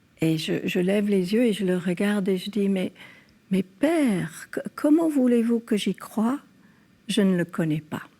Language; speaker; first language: French; early bilingual, other home language; English